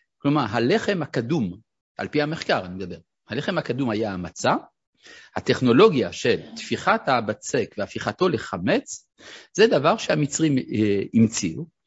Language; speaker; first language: Hebrew; non-native, fluent; French